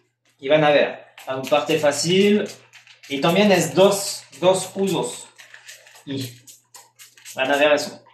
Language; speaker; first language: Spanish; non-native, fluent; French